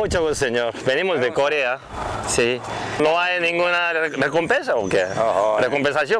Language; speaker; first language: Spanish; non-native, learner; Korean